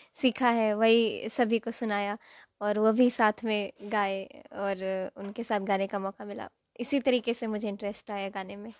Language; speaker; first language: Hindi; non-native, local second language; Maithili